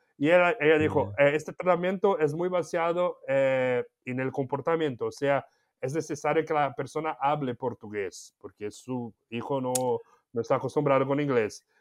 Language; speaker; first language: Spanish; non-native, fluent; Portuguese